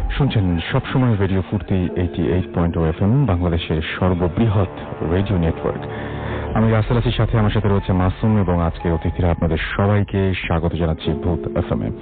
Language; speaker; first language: Bangla; native; Bangla